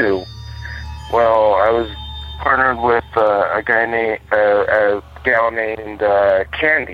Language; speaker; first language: English; native; English